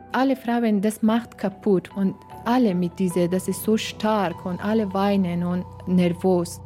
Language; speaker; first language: German; non-native, learner; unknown